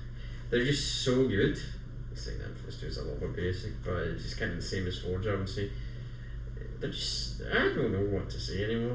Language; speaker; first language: English; native; English